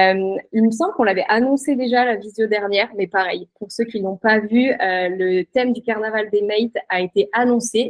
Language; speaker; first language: French; native; French